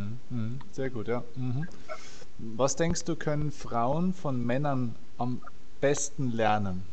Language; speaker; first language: German; native; German